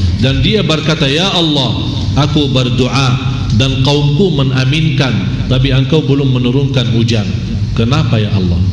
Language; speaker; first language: Malay; non-native, fluent; Arabic